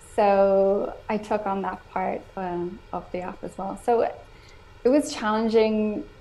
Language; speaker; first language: English; native; English